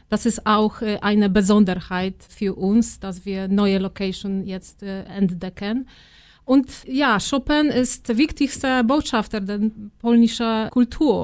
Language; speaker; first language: German; non-native, fluent; Polish